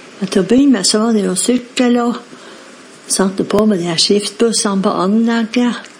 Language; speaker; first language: Norwegian; native; Norwegian